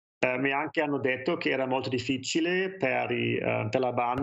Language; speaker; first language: Italian; non-native, learner; German